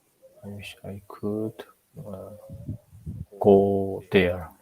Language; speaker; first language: English; non-native, learner; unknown